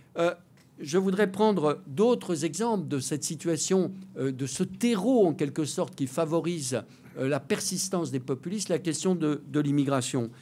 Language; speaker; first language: French; native; French